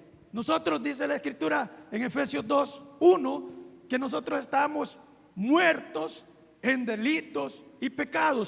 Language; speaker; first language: Spanish; native; Spanish